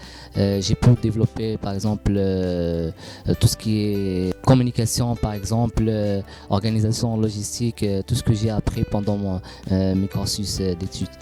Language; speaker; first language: French; non-native, local second language; Arabic